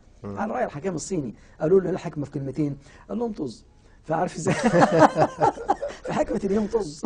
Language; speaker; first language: Arabic; native; Arabic